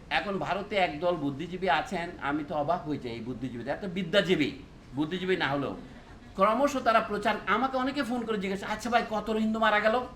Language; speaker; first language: Bangla; non-native, local second language; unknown